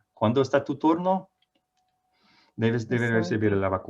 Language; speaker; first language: Spanish; non-native, fluent; English